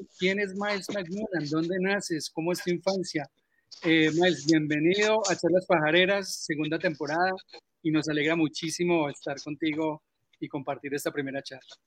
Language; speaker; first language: Spanish; native; Spanish